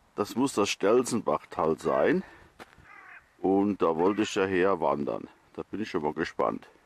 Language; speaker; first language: German; native; German